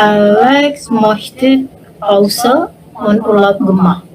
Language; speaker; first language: German; non-native, learner; Indonesian